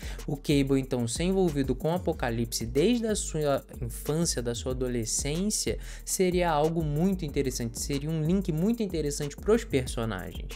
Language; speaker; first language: Portuguese; native; Portuguese